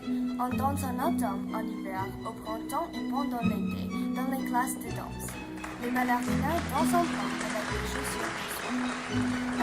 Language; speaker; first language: French; non-native, learner; English